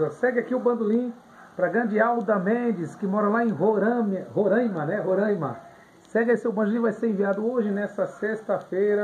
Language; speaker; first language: Portuguese; native; Portuguese